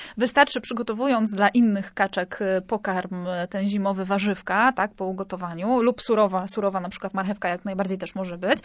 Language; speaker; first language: Polish; native; Polish